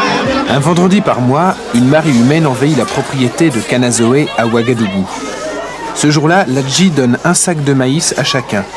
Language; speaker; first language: French; native; French